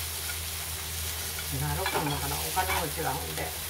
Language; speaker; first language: Japanese; native; Japanese